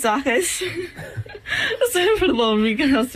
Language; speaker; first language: Spanish; non-native, learner; English